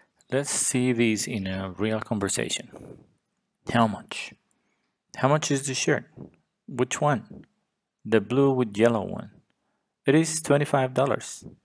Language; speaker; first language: English; non-native, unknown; Spanish